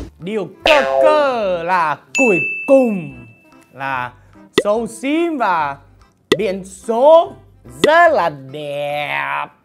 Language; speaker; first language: Vietnamese; non-native, fluent; English